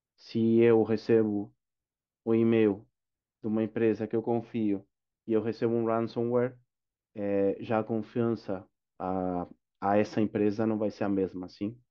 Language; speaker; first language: Portuguese; non-native, fluent; Spanish